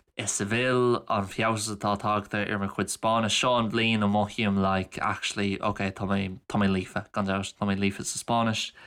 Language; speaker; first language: Irish; native; Irish